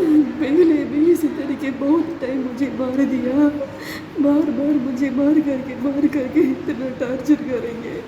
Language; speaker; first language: Hindi; non-native, local second language; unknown